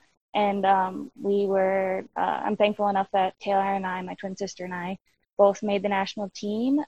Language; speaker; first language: English; native; English